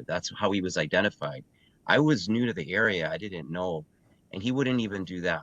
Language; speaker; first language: English; native; English